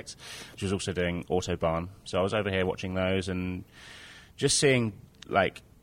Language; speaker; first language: English; native; English